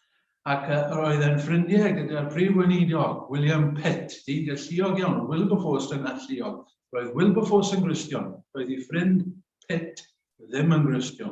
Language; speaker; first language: Welsh; native; Welsh